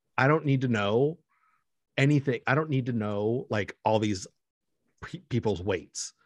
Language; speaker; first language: English; early bilingual, other home language; Spanish